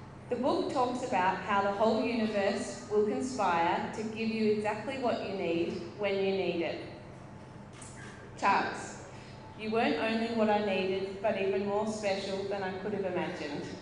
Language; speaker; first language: English; native; English